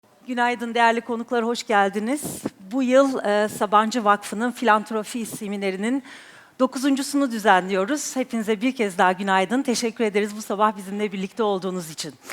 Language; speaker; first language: Turkish; native; Turkish